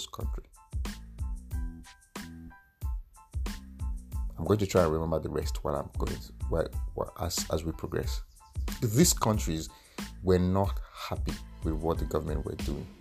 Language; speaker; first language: English; non-native, local second language; Yoruba